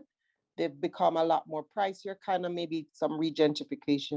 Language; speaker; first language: English; native; English